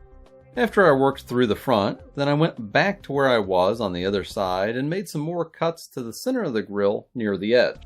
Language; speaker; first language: English; native; English